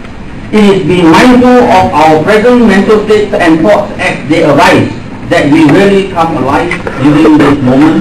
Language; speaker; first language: English; non-native, local second language; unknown